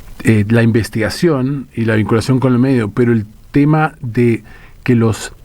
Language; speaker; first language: Spanish; native; Spanish